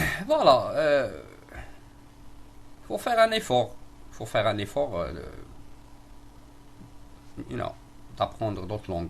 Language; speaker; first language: French; non-native, local second language; Arabic